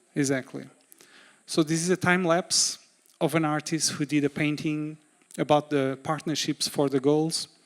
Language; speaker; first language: English; non-native, fluent; Portuguese